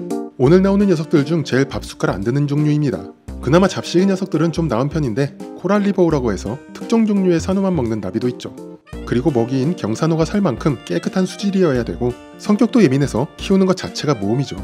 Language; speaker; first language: Korean; native; Korean